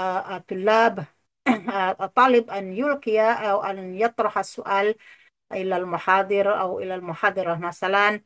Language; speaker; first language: Arabic; non-native, fluent; Indonesian